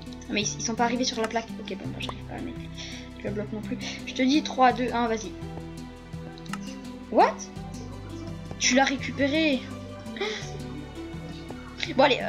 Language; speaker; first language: French; native; French